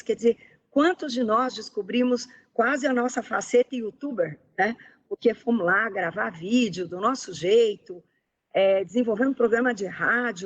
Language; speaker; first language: Portuguese; native; Portuguese